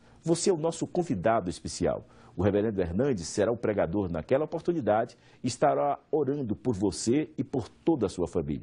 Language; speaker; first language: Portuguese; native; Portuguese